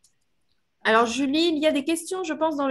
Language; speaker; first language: French; native; French